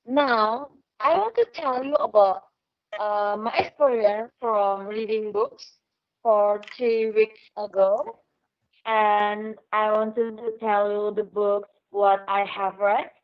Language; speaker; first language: English; non-native, learner; Indonesian